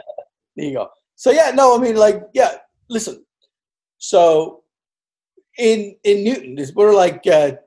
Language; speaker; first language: English; native; English